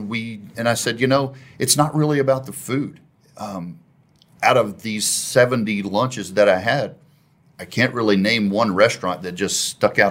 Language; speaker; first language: English; native; English